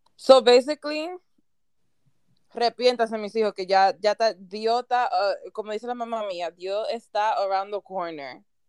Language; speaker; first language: Spanish; early bilingual, heritage; Spanish